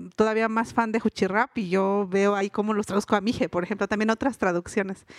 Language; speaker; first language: Spanish; non-native, local second language; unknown